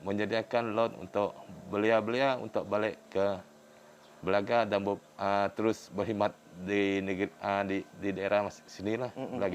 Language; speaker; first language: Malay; non-native, local second language; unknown